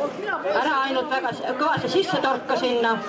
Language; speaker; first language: Estonian; native; Estonian